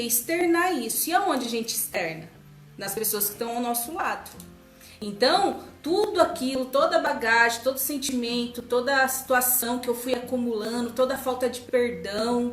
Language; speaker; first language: Portuguese; native; Portuguese